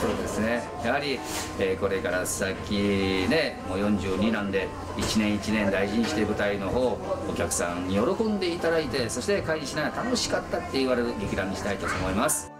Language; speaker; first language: Japanese; native; Japanese